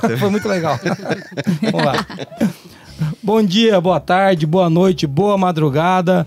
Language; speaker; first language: Portuguese; native; Portuguese